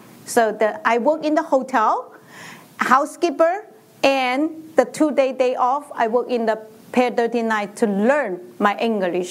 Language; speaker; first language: English; non-native, learner; Chinese